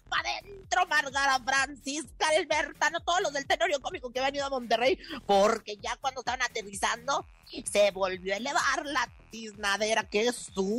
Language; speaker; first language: Spanish; native; Spanish